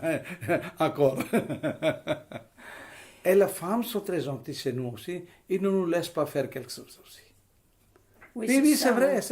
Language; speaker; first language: French; non-native, fluent; Hindi